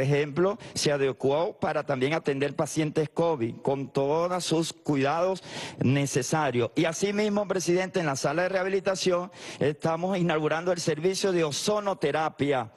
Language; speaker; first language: Spanish; native; Spanish